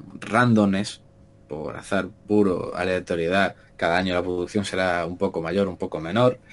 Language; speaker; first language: Spanish; native; Spanish